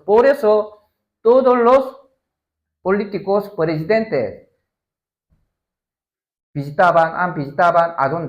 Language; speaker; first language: Spanish; non-native, learner; Korean